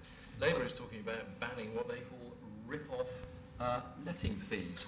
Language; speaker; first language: English; native; English